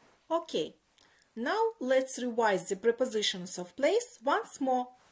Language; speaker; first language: English; non-native, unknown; Ukrainian